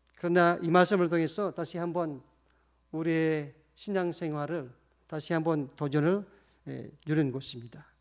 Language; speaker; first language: Korean; non-native, fluent; Indonesian